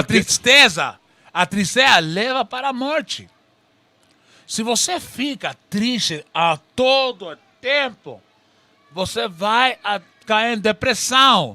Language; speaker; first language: Portuguese; non-native, learner; Spanish